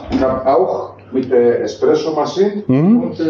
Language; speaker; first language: German; non-native, learner; Greek